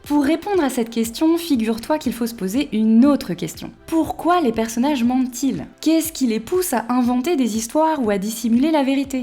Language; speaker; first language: French; native; French